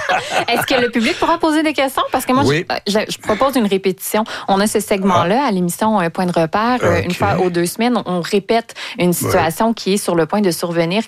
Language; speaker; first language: French; native; French